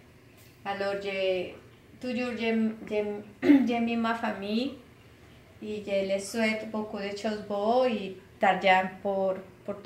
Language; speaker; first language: French; non-native, learner; Spanish